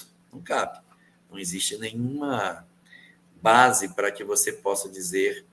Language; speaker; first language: Portuguese; native; Portuguese